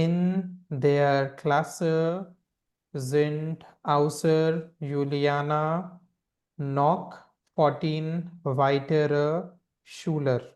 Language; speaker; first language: German; non-native, fluent; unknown